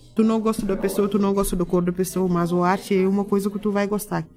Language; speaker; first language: Portuguese; non-native, learner; Wolof